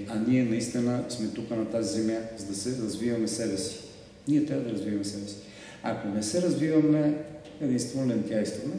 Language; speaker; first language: Bulgarian; native; Bulgarian